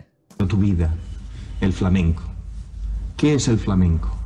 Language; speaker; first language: Spanish; native; Spanish